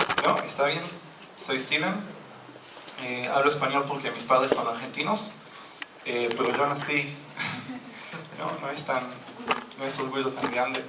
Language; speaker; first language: Spanish; non-native, fluent; Hebrew